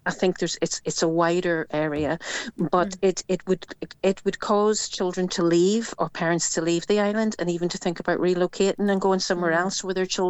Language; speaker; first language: English; native; English